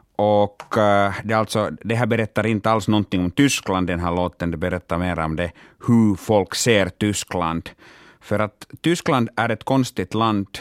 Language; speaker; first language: Swedish; non-native, local second language; Finnish